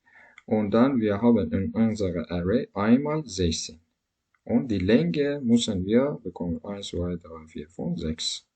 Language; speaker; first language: German; non-native, learner; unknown